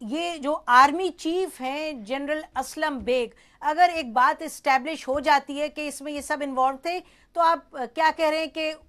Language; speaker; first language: Urdu; native; Urdu